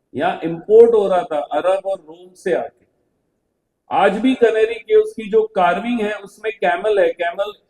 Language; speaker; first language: Hindi; non-native, local second language; Marathi